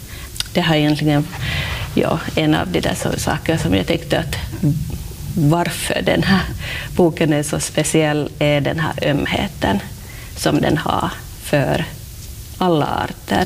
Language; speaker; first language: Swedish; non-native, local second language; Finnish